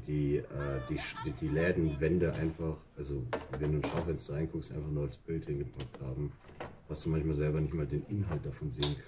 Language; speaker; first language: German; native; German